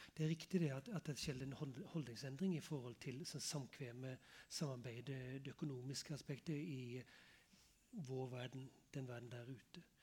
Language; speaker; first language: Norwegian; native; Norwegian